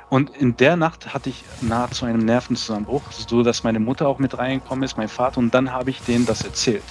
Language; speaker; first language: German; early bilingual, other home language; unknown